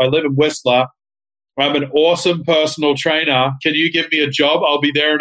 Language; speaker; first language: English; native; English